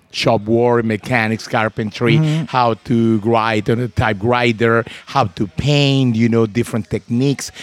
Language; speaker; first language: English; non-native, fluent; Spanish